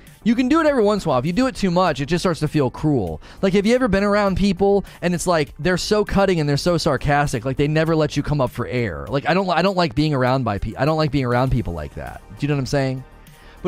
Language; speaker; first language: English; native; English